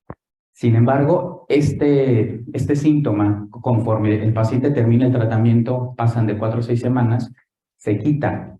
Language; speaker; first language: Spanish; native; Spanish